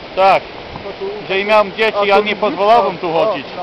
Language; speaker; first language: Polish; non-native, learner; English